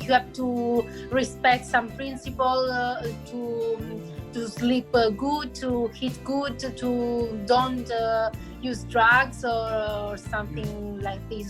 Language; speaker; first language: English; non-native, fluent; Italian